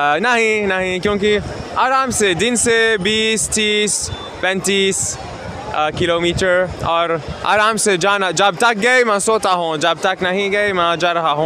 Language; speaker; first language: Hindi; non-native, learner; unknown